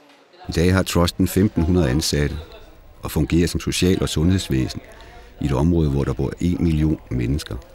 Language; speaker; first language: Danish; native; Danish